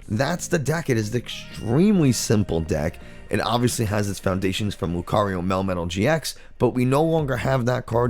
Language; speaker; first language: English; native; English